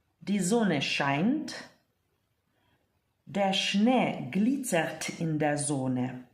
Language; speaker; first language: German; non-native, fluent; Ukrainian